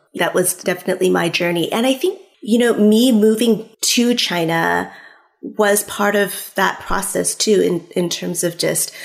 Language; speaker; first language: English; early bilingual, other home language; Cantonese